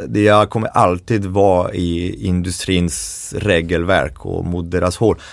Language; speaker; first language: Swedish; non-native, fluent; French